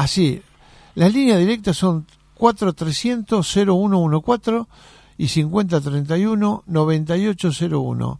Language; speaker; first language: Spanish; native; Spanish